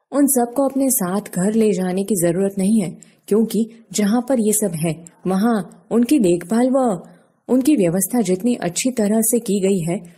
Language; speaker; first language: Hindi; non-native, local second language; Gujarati